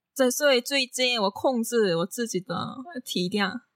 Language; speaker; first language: Chinese; non-native, learner; Korean